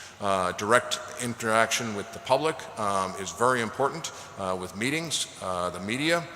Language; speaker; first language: English; native; English